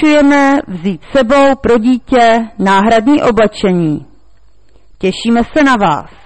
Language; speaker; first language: Czech; native; Czech